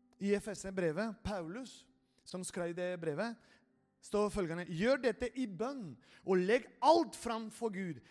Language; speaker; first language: Norwegian; non-native, fluent; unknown